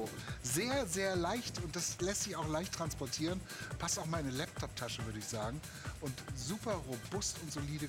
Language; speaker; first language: German; native; German